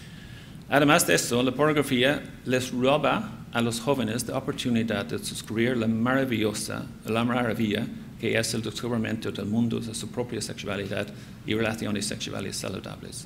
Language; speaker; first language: Spanish; non-native, fluent; English